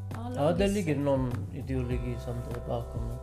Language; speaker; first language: Swedish; non-native, fluent; Kurdish